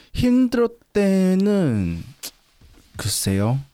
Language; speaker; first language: Korean; non-native, learner; Chinese